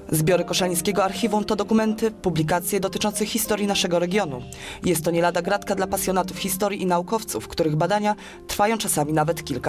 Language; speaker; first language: Polish; native; Polish